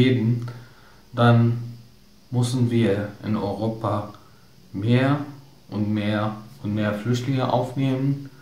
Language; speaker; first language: German; non-native, learner; Arabic